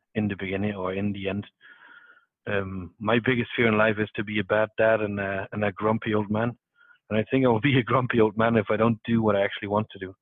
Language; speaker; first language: English; non-native, fluent; Danish